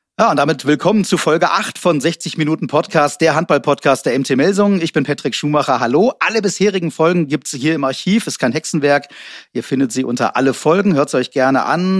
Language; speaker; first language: German; native; German